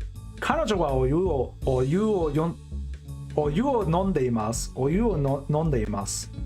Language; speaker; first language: Japanese; non-native, learner; English